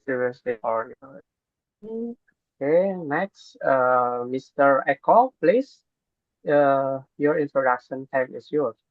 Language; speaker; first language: English; non-native, learner; Indonesian